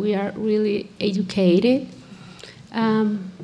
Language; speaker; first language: English; non-native, fluent; Spanish